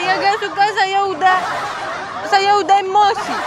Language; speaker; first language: Indonesian; non-native, learner; Russian